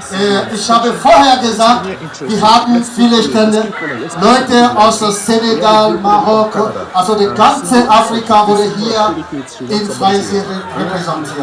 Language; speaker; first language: German; non-native, learner; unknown